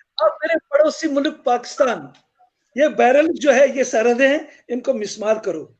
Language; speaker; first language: Hindi; non-native, local second language; Kashmiri